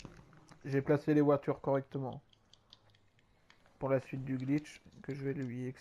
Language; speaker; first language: French; native; French